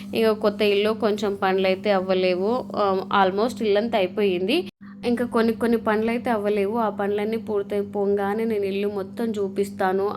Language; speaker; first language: Telugu; non-native, local second language; Lambadi